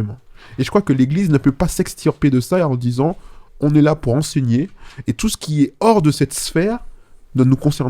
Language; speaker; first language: French; native; French